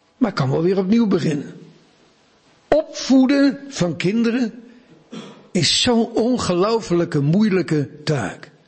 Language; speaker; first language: Dutch; native; Dutch